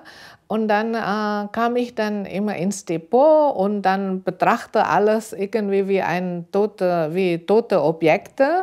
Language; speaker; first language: German; non-native, fluent; Indonesian